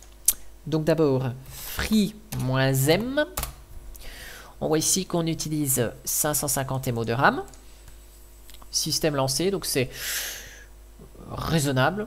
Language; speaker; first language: French; native; French